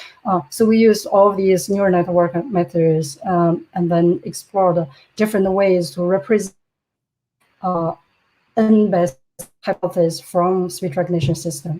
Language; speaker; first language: English; non-native, fluent; Chinese